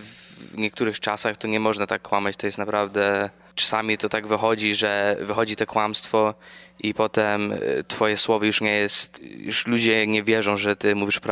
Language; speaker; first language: Polish; early bilingual, other home language; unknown